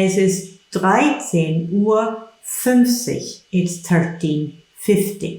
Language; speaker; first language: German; non-native, fluent; English